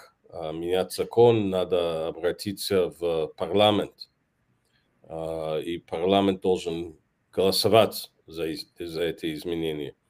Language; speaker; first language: Russian; non-native, fluent; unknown